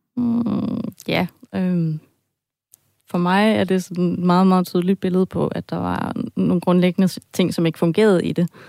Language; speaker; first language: Danish; early bilingual, heritage; Danish